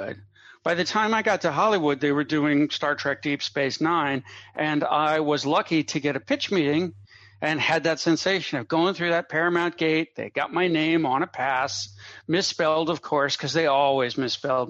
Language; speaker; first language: English; native; English